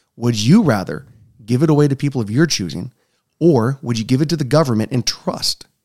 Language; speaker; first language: English; native; English